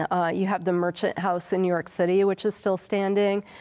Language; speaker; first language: English; native; English